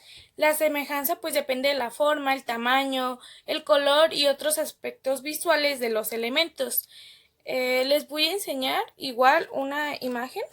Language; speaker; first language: Spanish; native; Spanish